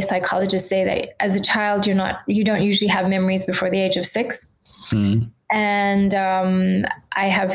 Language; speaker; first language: English; native; English